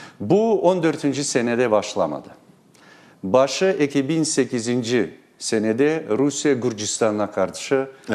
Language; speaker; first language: Turkish; non-native, learner; Crimean Tatar